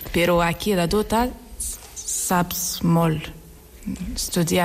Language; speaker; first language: Catalan; non-native, learner; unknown